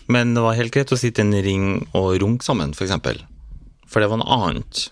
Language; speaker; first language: Norwegian; native; Norwegian